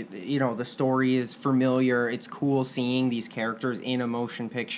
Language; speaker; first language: English; native; English